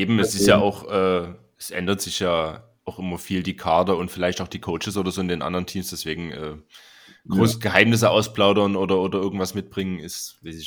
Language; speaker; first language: German; native; German